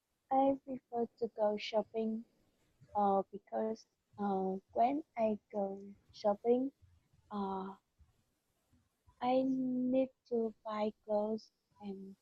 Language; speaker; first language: English; non-native, learner; Vietnamese